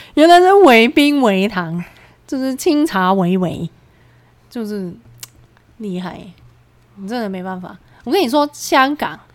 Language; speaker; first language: Chinese; non-native, local second language; Cantonese